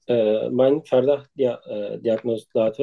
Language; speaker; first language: German; non-native, learner; Turkish